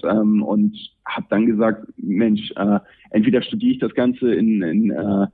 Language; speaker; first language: German; native; German